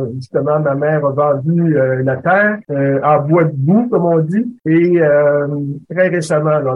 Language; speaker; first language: French; native; French